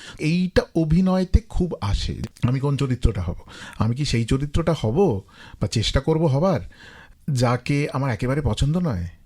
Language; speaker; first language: Bangla; native; Bangla